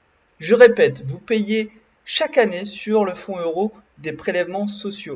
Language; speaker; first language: French; native; French